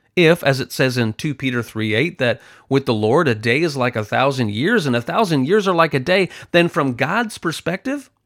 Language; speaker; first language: English; native; English